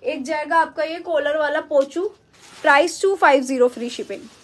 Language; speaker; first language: Hindi; native; Hindi